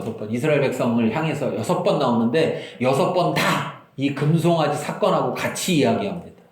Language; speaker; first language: Korean; native; Korean